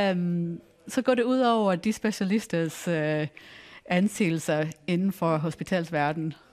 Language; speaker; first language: Danish; non-native, fluent; English